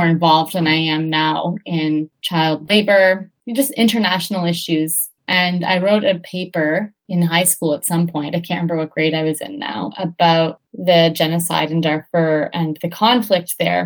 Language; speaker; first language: English; native; English